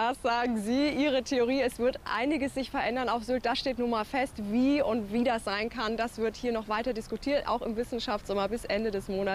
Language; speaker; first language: German; native; German